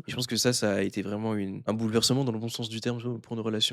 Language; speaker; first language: French; native; French